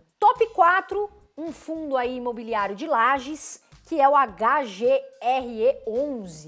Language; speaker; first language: Portuguese; native; Portuguese